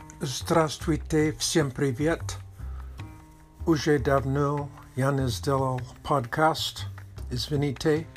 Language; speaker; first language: Russian; non-native, learner; Czech